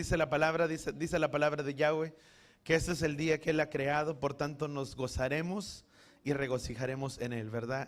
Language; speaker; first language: Spanish; native; Spanish